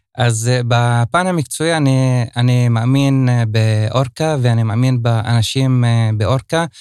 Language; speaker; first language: Hebrew; non-native, local second language; Arabic